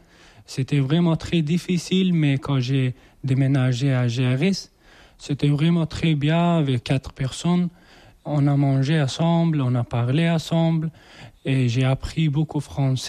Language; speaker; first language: French; non-native, learner; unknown